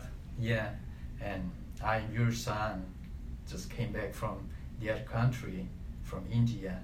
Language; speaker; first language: English; non-native, learner; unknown